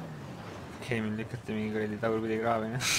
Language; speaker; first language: Estonian; native; Estonian